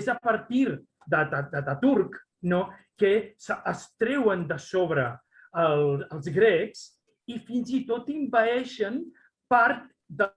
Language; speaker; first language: Catalan; non-native, local second language; Spanish